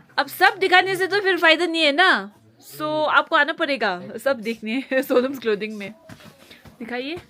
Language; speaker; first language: Hindi; non-native, local second language; Nepali